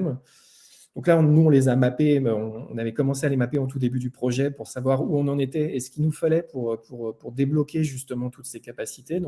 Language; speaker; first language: French; native; French